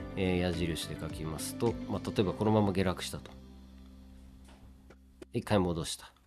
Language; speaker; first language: Japanese; native; Japanese